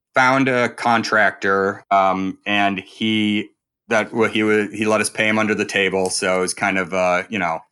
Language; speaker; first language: English; native; English